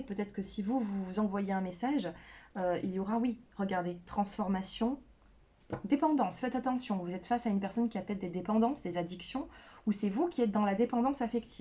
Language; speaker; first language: French; native; French